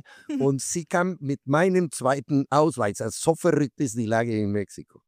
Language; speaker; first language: German; non-native, fluent; Spanish